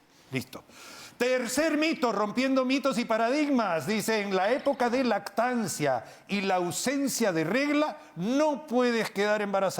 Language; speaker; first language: Spanish; native; Spanish